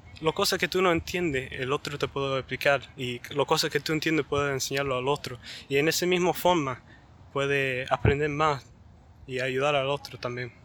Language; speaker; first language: Spanish; early bilingual, heritage; Spanish